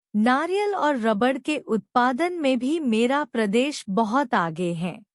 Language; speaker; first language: Hindi; native; Hindi